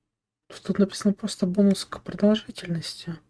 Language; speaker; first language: Russian; native; Russian